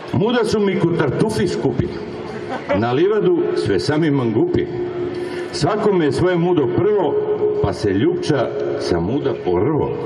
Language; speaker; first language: Bosnian; native; Bosnian